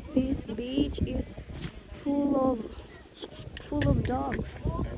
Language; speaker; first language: English; non-native, local second language; Cebuano